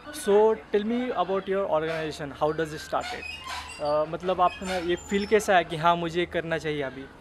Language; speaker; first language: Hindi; non-native, local second language; Marathi